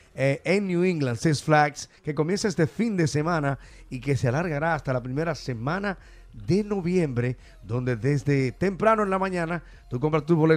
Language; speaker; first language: Spanish; native; Spanish